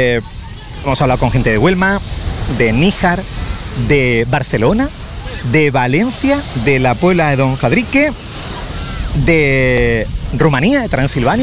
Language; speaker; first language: Spanish; native; Spanish